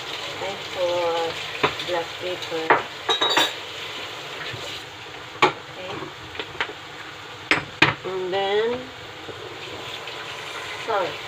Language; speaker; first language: English; non-native, learner; Filipino